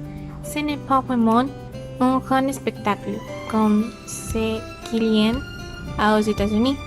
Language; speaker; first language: French; non-native, learner; Spanish